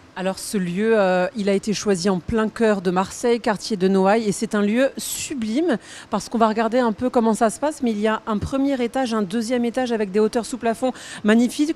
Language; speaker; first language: French; native; French